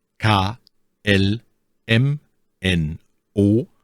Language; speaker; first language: German; native; German